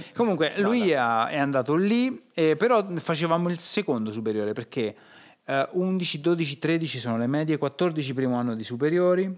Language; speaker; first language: Italian; native; Italian